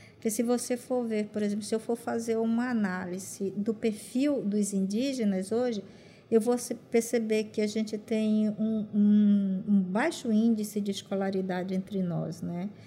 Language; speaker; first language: Portuguese; non-native, local second language; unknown